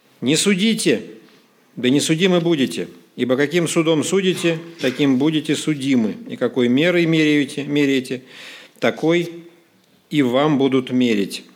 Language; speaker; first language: Russian; native; Russian